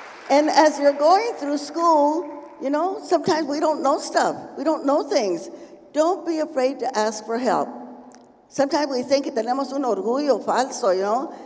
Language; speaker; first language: English; early bilingual, other home language; Spanish